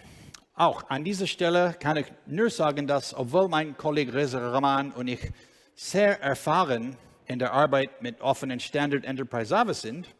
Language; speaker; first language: German; non-native, learner; English